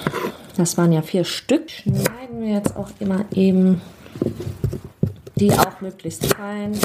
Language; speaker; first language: German; native; German